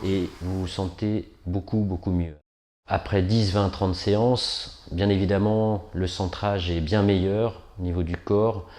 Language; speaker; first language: French; native; French